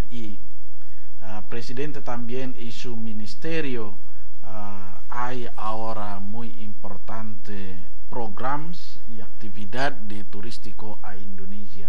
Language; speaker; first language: Spanish; non-native, learner; Indonesian